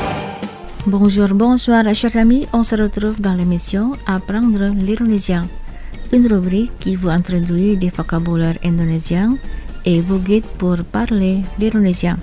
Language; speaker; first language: French; non-native, fluent; Indonesian